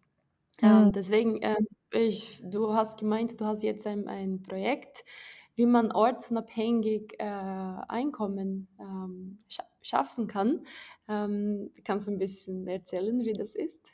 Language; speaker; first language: German; non-native, fluent; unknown